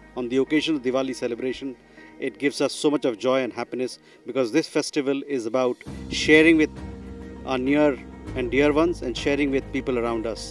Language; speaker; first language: English; native; English